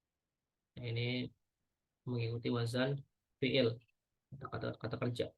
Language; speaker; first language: Indonesian; native; Indonesian